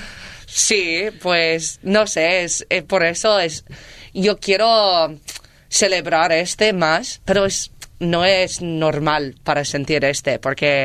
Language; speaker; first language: Spanish; non-native, learner; English